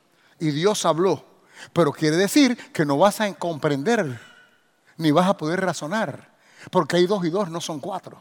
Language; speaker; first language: Spanish; native; Spanish